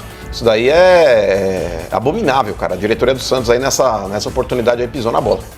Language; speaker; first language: Portuguese; native; Portuguese